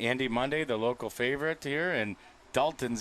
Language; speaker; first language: English; native; English